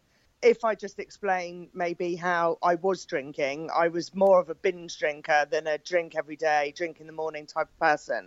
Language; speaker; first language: English; native; English